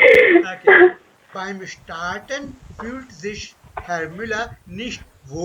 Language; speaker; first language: German; non-native, fluent; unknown